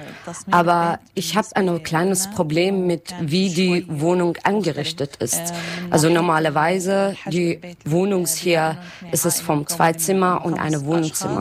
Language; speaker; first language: German; non-native, learner; Arabic